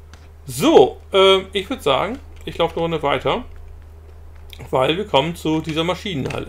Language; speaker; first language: German; native; German